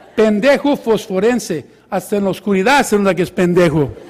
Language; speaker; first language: Spanish; early bilingual, heritage; Spanish